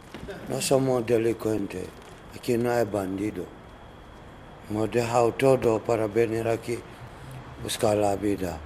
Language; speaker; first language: Spanish; non-native, learner; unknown